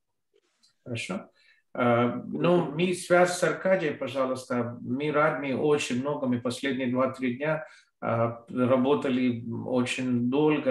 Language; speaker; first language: Russian; non-native, fluent; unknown